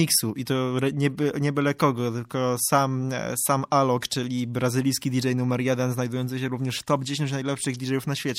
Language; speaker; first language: Polish; native; Polish